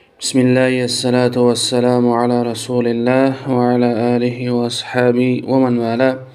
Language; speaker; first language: Arabic; non-native, fluent; Tajik